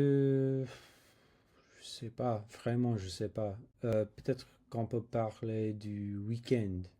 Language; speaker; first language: French; non-native, learner; English